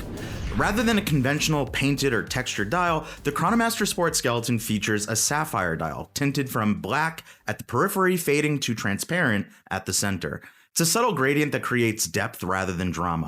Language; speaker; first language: English; native; English